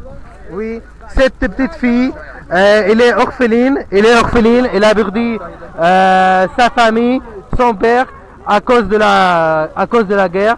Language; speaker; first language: French; non-native, fluent; Arabic